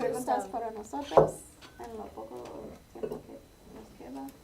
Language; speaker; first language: Spanish; non-native, fluent; English